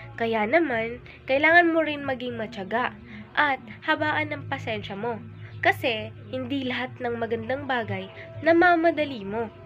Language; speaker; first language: Filipino; native; Filipino